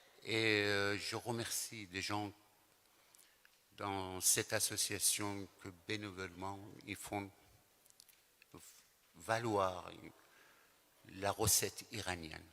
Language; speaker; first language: French; non-native, fluent; Persian